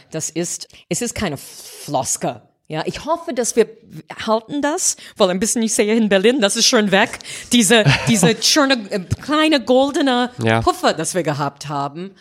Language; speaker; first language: German; non-native, fluent; English